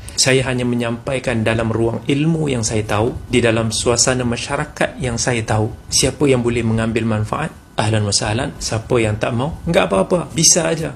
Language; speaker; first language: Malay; native; Malay